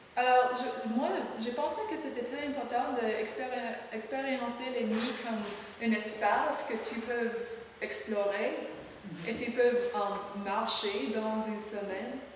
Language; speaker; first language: French; non-native, learner; English